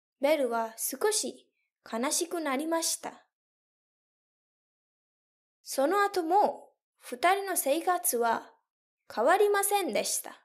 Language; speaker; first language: Japanese; non-native, fluent; English